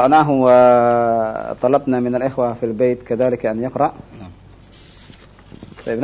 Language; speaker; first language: Arabic; non-native, fluent; Indonesian